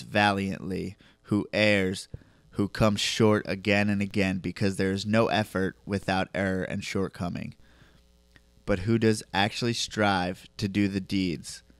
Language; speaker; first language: English; native; English